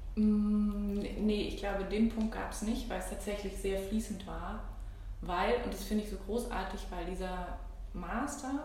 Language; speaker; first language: German; native; German